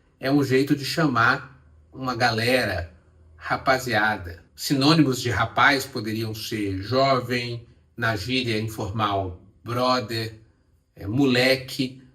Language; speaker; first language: Portuguese; native; Portuguese